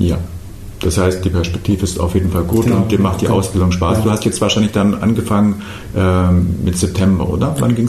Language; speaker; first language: German; native; German